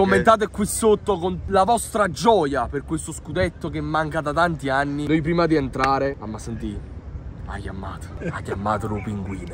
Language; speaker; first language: Italian; native; Italian